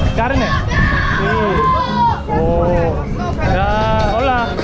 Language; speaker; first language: Spanish; non-native, learner; Korean